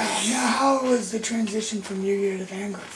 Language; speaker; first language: English; native; English